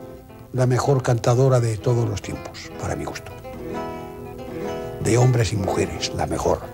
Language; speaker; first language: Spanish; native; Spanish